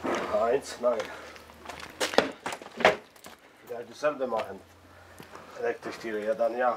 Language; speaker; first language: German; non-native, learner; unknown